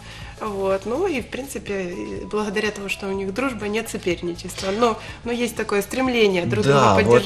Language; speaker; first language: Russian; native; Russian